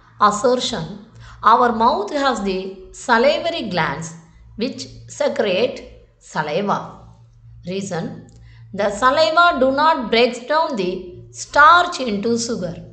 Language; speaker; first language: English; non-native, local second language; Tamil